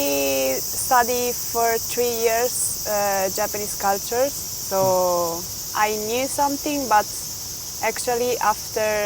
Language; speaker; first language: English; non-native, fluent; Italian